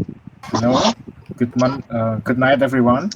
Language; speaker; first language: English; non-native, fluent; Indonesian